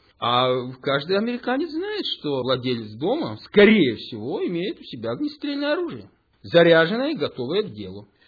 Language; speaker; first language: Russian; early bilingual, heritage; Russian